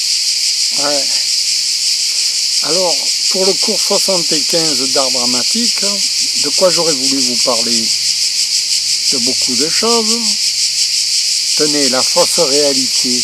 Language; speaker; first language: French; native; French